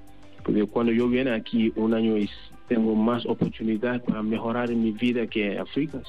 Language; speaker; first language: Spanish; non-native, learner; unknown